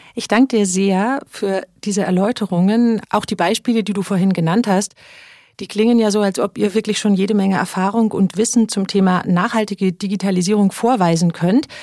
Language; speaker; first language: German; native; German